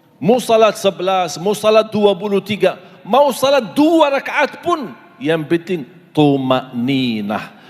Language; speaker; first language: Malay; non-native, fluent; Arabic